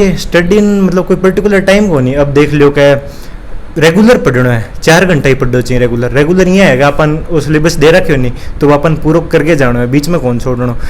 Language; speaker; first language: Hindi; native; Hindi